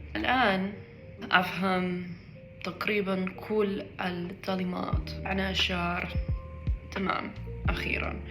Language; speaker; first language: Arabic; non-native, learner; English